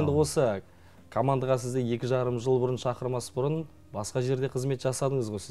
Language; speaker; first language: Kazakh; native; Kazakh